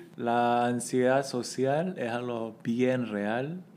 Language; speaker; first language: Spanish; native; Spanish